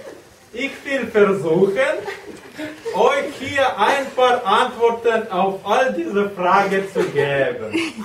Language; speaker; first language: German; non-native, learner; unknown